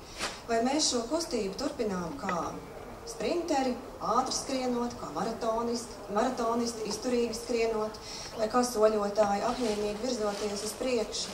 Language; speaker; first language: Latvian; native; Latvian